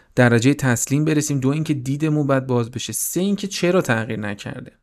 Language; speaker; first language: Persian; native; Persian